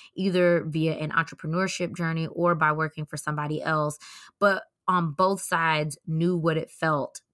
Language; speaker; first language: English; native; English